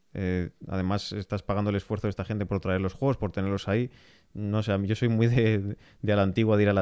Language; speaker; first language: Spanish; native; Spanish